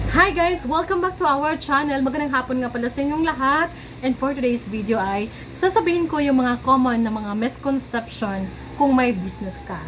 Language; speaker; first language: Filipino; non-native, local second language; Cebuano